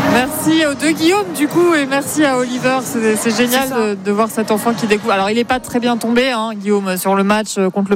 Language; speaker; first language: French; native; French